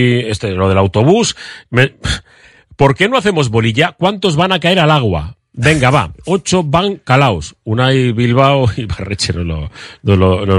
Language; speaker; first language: Spanish; native; Spanish